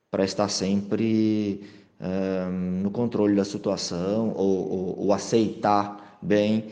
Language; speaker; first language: Portuguese; native; Portuguese